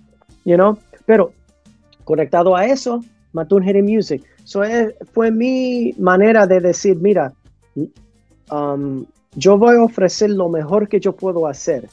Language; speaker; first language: Spanish; early bilingual, heritage; Spanish